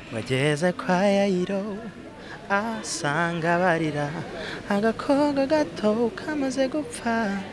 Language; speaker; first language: Kinyarwanda; native; Kinyarwanda